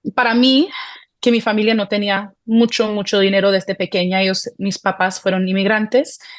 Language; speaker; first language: Spanish; early bilingual, heritage; Spanish